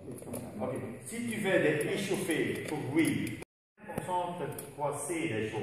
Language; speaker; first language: French; non-native, learner; Dutch